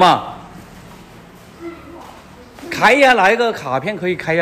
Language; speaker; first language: Chinese; native; Chinese